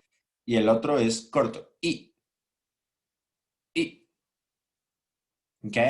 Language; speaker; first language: Spanish; native; Spanish